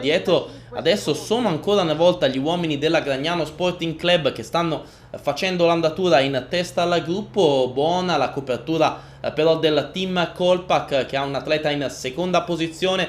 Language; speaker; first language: Italian; native; Italian